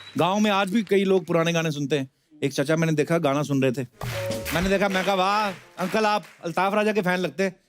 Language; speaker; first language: Hindi; non-native, local second language; Punjabi